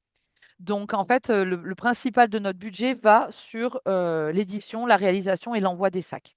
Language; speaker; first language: French; native; French